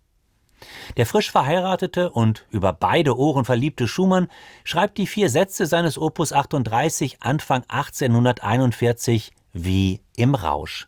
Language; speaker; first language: German; native; German